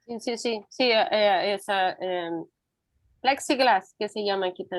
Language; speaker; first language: Portuguese; non-native, learner; Spanish